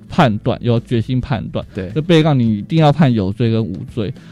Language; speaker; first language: Chinese; native; Chinese